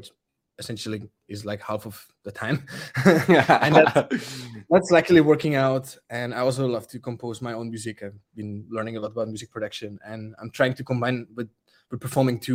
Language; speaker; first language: English; non-native, fluent; Czech